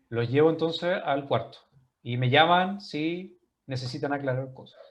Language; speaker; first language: Spanish; native; Spanish